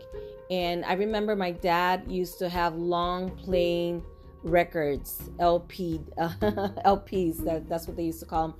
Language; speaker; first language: English; non-native, fluent; Spanish